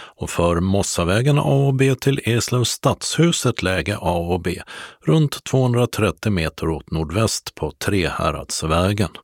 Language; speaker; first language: Swedish; native; Swedish